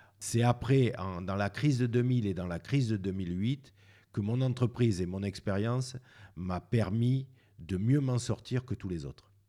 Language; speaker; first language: French; native; French